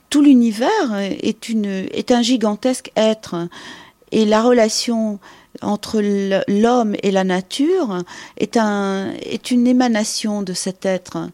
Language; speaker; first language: French; native; French